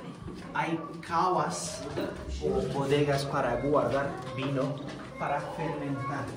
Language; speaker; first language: Spanish; non-native, fluent; Turkish